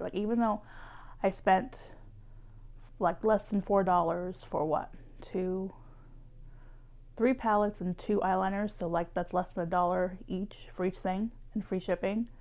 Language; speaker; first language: English; native; English